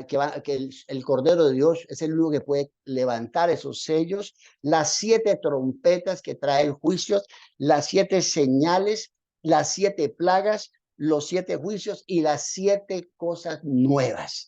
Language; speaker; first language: Spanish; native; Spanish